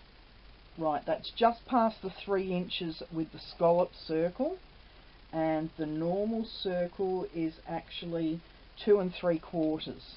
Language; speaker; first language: English; native; English